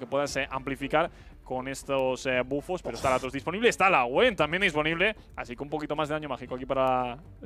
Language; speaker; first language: Spanish; native; Spanish